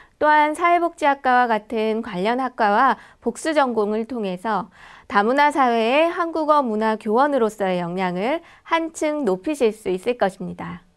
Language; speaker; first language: Korean; native; Korean